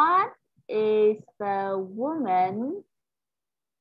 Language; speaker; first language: English; non-native, fluent; Vietnamese